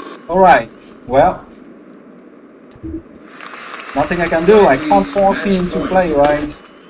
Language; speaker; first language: English; non-native, fluent; French